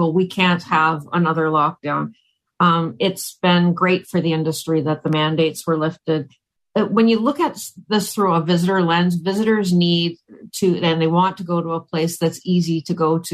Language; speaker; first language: English; native; English